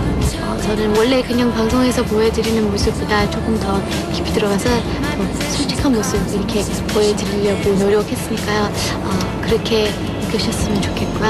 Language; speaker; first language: Korean; early bilingual, heritage; Korean